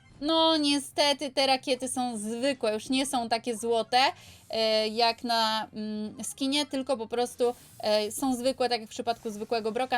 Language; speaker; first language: Polish; native; Polish